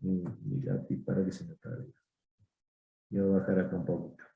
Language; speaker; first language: Spanish; native; Spanish